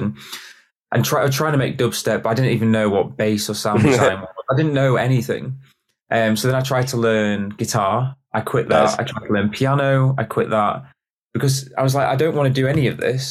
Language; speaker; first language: English; native; English